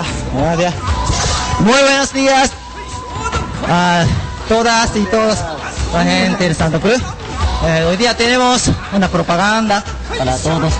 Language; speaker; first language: Spanish; non-native, learner; Japanese